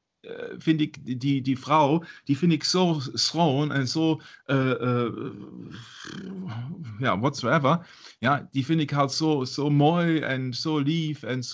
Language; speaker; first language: Dutch; non-native, fluent; German